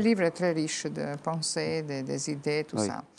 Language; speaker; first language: French; non-native, fluent; Albanian